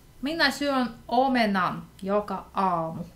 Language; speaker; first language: Finnish; non-native, fluent; Russian